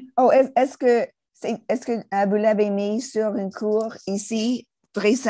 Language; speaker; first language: French; non-native, fluent; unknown